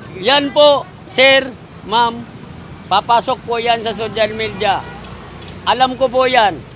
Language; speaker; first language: Filipino; native; Filipino